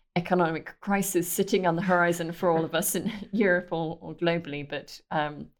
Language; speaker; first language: English; native; English